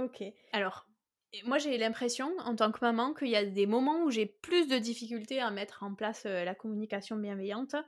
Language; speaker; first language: French; native; French